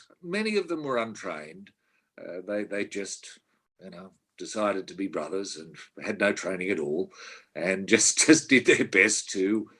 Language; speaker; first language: English; native; English